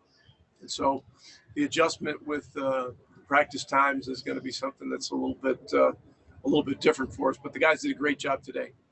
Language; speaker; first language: English; native; English